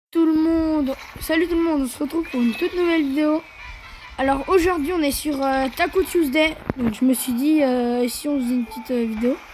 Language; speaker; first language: French; native; French